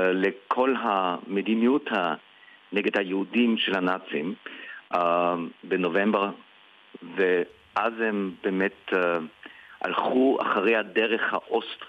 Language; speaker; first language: Hebrew; early bilingual, heritage; Hebrew